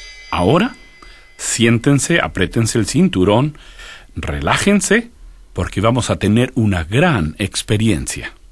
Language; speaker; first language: Spanish; native; Spanish